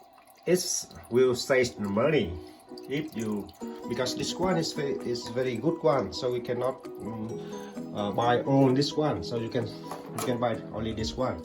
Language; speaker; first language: English; non-native, learner; Vietnamese